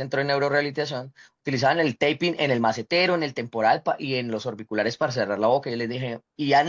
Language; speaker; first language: Spanish; native; Spanish